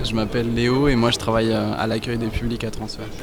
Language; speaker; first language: French; native; French